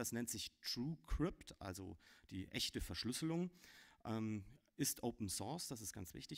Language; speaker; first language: German; native; German